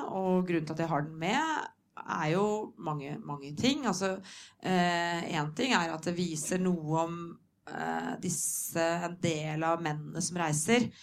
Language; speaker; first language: Norwegian; native; Norwegian